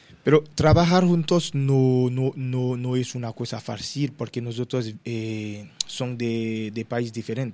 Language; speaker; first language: Spanish; non-native, learner; Haitian Creole